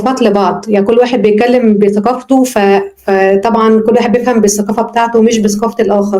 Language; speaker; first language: Arabic; native; Arabic